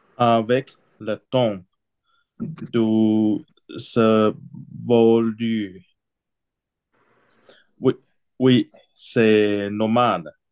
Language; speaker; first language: French; non-native, learner; Chinese